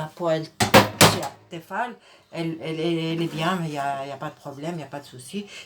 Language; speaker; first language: French; non-native, local second language; Arabic